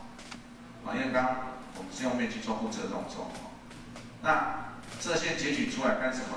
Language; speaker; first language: Chinese; native; Chinese